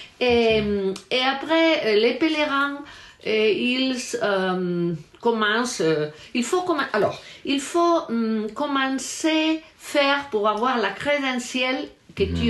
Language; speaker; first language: French; non-native, learner; Galician